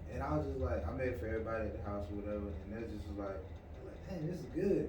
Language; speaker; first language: English; native; English